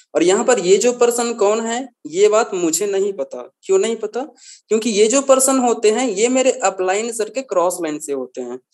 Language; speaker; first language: Hindi; native; Hindi